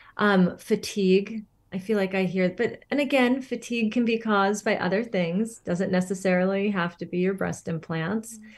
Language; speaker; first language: English; native; English